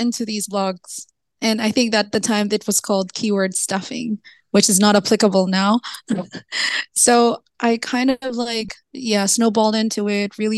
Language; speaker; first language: English; non-native, local second language; Cebuano